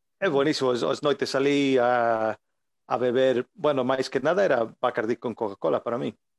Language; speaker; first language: Galician; native; Galician